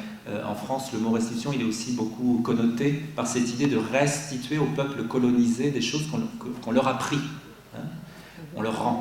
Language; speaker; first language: French; native; French